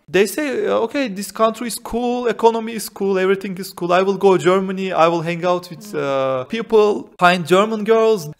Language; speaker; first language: English; non-native, fluent; Turkish